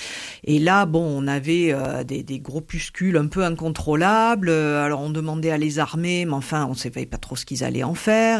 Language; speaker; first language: French; native; French